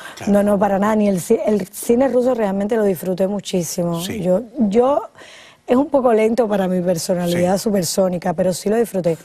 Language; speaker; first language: Spanish; native; Spanish